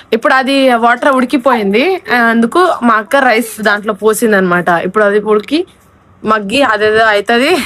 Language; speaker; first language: Telugu; non-native, local second language; Lambadi